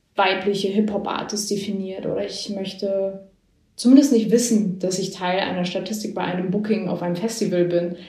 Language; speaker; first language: German; native; German